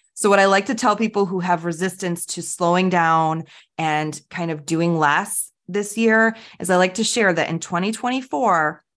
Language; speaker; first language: English; native; English